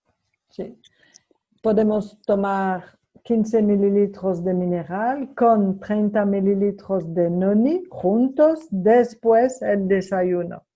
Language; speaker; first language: Spanish; non-native, fluent; French